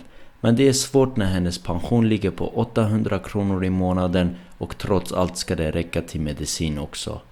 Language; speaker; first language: Swedish; early bilingual, other home language; Armenian